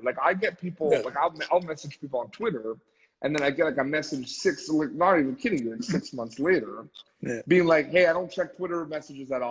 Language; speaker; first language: English; native; English